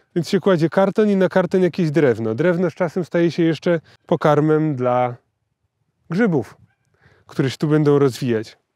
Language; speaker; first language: Polish; native; Polish